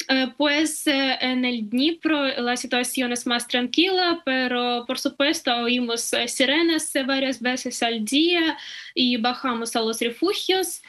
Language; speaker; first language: Spanish; non-native, fluent; Ukrainian